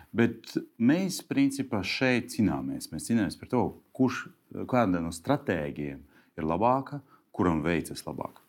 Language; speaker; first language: Latvian; non-native, local second language; Russian